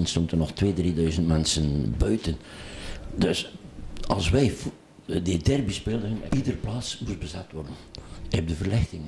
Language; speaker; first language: Dutch; native; Dutch